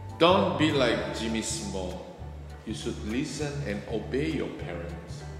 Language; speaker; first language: English; non-native, fluent; Indonesian